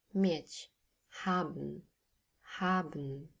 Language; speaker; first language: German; non-native, fluent; Polish